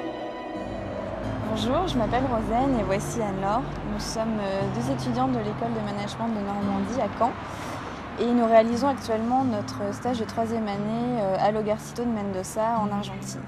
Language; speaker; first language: French; native; French